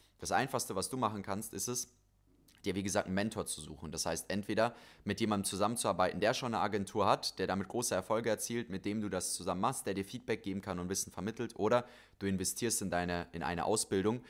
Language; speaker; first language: German; native; German